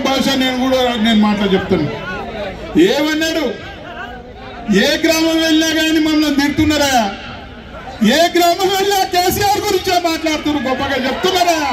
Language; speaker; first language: Telugu; native; Telugu